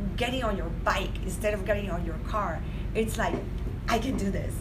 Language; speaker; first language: English; non-native, fluent; Spanish